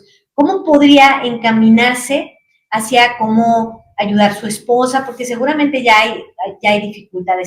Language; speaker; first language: Spanish; native; Spanish